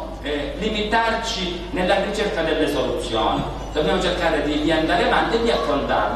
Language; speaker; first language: Italian; native; Italian